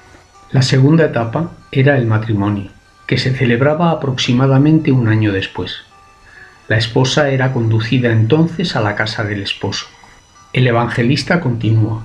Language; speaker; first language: Spanish; native; Spanish